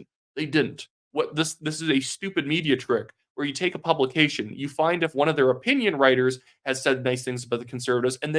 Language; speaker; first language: English; native; English